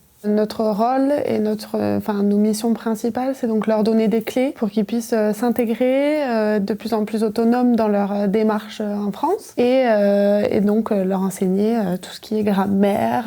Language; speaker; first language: French; native; French